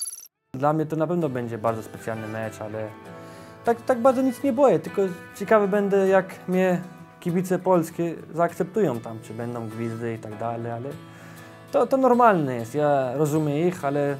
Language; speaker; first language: Polish; early bilingual, heritage; Polish